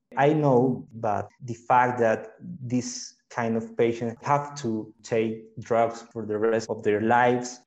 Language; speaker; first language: English; non-native, fluent; Spanish